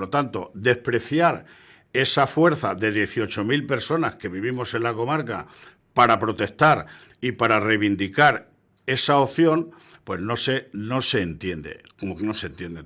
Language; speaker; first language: Spanish; native; Spanish